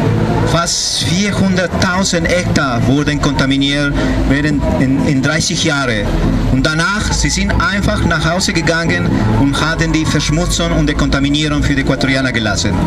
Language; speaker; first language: German; non-native, fluent; Spanish